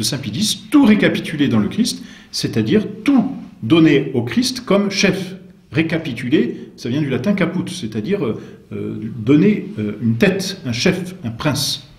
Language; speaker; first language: French; native; French